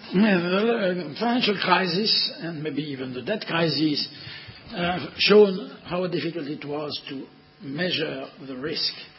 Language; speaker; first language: English; non-native, fluent; French